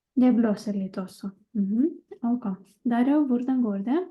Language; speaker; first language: Norwegian; non-native, fluent; Lithuanian